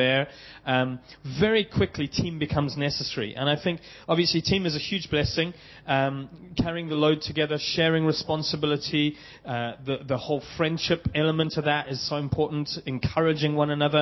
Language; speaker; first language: English; native; English